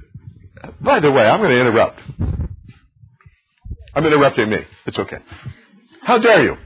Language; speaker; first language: English; native; English